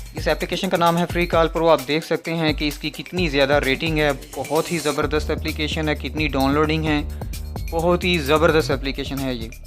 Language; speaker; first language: Urdu; non-native, local second language; Punjabi